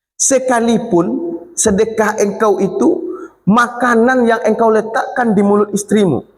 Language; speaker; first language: Malay; non-native, local second language; Minangkabau